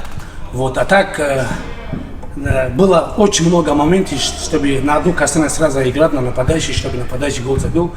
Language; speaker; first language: Russian; non-native, local second language; Tajik